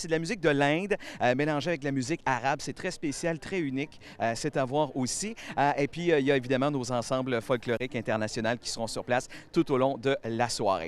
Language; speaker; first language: French; native; French